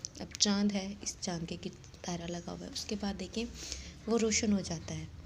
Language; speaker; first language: Hindi; non-native, local second language; Saraiki